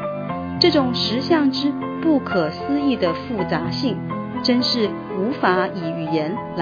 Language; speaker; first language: Chinese; native; Chinese